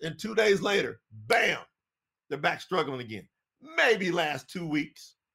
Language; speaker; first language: English; native; English